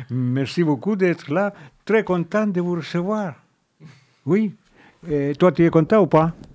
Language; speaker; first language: French; non-native, fluent; Spanish